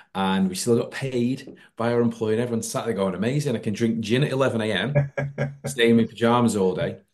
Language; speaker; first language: English; native; English